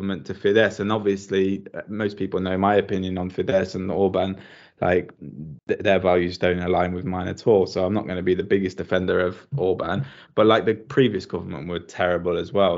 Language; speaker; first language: English; native; English